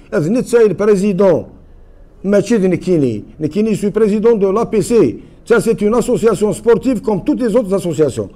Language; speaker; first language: French; non-native, local second language; Kabyle